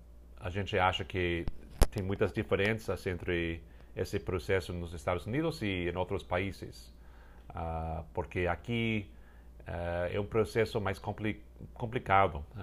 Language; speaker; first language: Portuguese; non-native, fluent; English